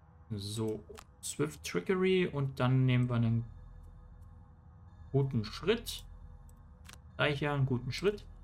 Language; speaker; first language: German; native; German